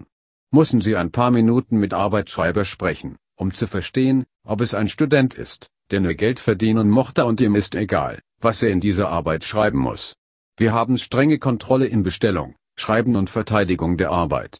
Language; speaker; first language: German; non-native, learner; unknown